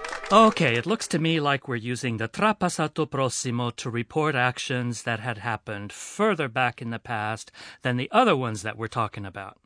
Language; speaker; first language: English; native; English